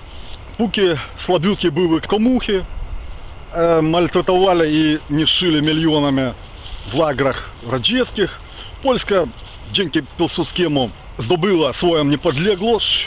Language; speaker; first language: Polish; non-native, learner; Ukrainian